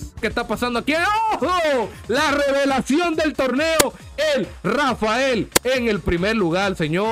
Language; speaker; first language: Spanish; native; Spanish